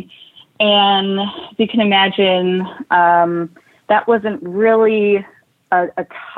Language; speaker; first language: English; native; English